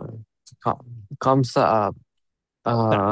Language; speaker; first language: Arabic; non-native, learner; Urdu